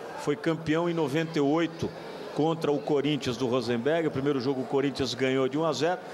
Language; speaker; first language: Portuguese; native; Portuguese